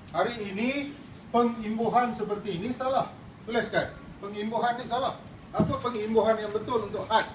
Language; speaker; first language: Malay; non-native, local second language; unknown